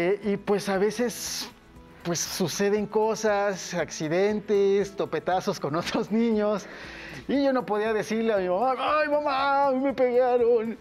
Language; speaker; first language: Spanish; native; Spanish